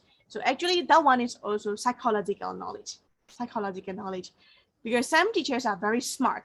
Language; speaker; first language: English; non-native, fluent; Burmese